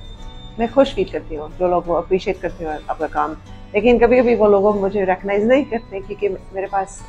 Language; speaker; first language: Hindi; early bilingual, heritage; Urdu